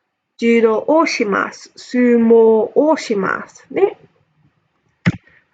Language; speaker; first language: Japanese; non-native, fluent; English